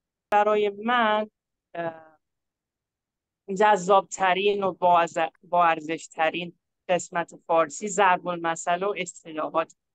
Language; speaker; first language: Persian; non-native, fluent; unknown